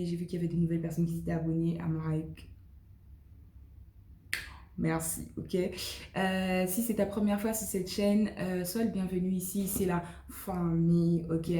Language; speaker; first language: French; native; French